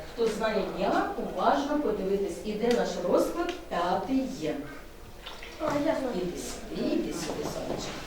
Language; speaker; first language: Ukrainian; native; Ukrainian